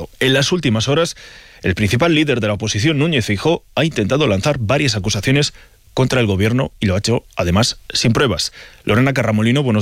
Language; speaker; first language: Spanish; native; Spanish